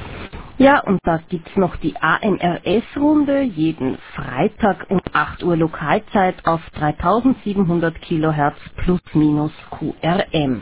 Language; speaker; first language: German; native; German